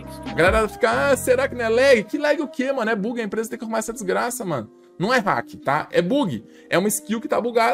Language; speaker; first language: Portuguese; native; Portuguese